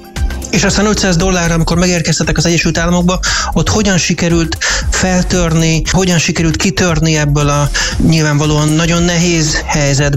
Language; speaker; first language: Hungarian; native; Hungarian